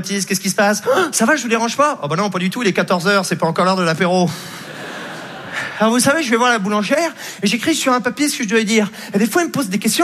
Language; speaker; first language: French; native; French